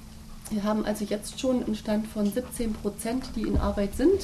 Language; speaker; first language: German; native; German